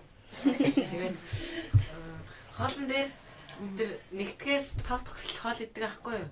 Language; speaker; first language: Mongolian; early bilingual, heritage; Mongolian